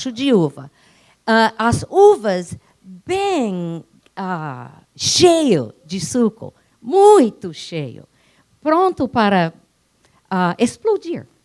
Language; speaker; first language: Portuguese; non-native, fluent; English